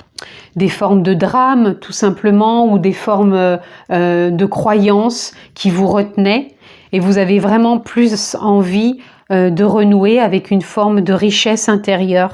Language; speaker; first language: French; native; French